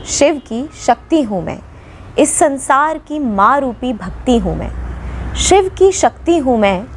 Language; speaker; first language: Hindi; non-native, local second language; Dogri